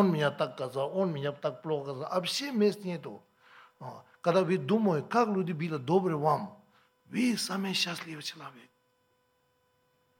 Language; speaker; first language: Russian; non-native, learner; Tibetan